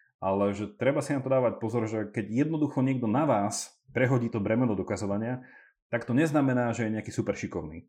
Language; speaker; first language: Slovak; early bilingual, heritage; English